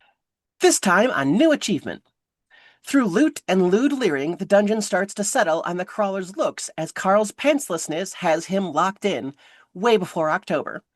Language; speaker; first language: English; native; English